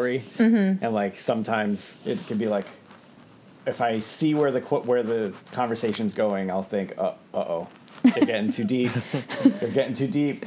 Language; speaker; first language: English; native; English